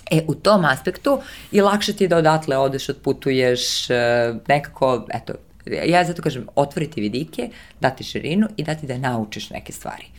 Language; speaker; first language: Serbian; early bilingual, heritage; Serbian